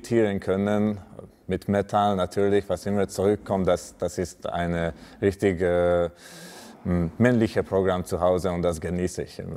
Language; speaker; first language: German; non-native, fluent; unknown